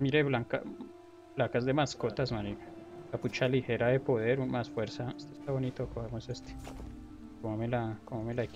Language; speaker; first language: Spanish; native; Spanish